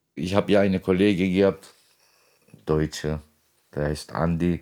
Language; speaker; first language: German; non-native, learner; Turkish